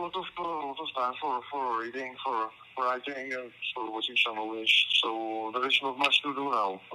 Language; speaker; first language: English; non-native, learner; Czech